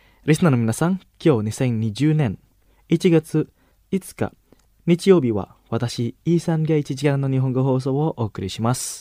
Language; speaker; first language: Japanese; non-native, fluent; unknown